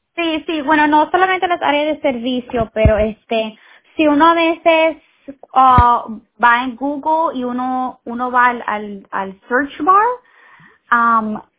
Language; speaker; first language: Spanish; early bilingual, heritage; Spanish